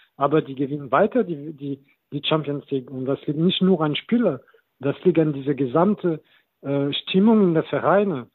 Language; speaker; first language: German; non-native, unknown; French